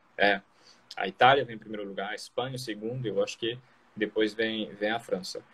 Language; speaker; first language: Portuguese; non-native, fluent; French